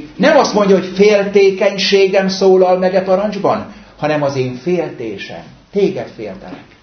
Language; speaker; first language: Hungarian; native; Hungarian